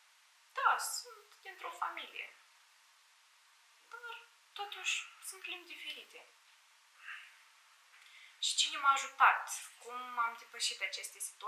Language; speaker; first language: Romanian; non-native, fluent; Ukrainian